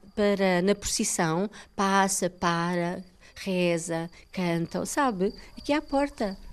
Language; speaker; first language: Portuguese; native; Portuguese